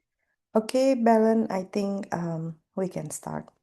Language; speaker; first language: English; non-native, fluent; Indonesian